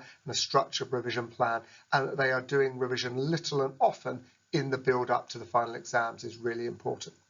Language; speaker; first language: English; native; English